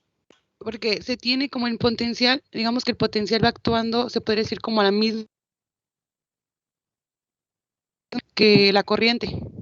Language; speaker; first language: Spanish; native; Spanish